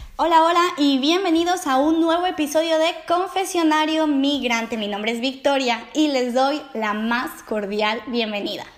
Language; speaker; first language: Spanish; native; Spanish